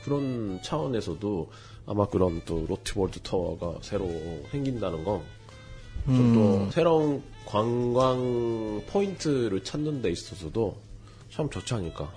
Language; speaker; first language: Korean; non-native, fluent; Japanese